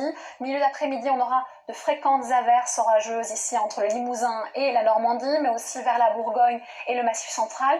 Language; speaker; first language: French; native; French